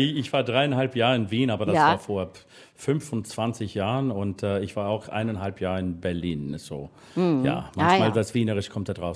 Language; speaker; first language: German; non-native, fluent; English